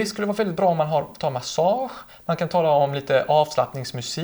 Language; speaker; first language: Swedish; native; Swedish